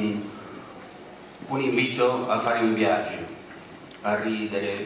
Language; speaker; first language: Italian; non-native, fluent; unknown